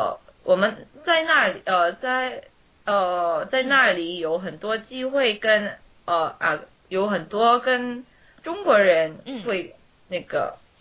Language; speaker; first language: Chinese; non-native, learner; Korean